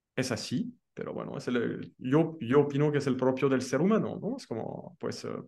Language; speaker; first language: Spanish; non-native, fluent; French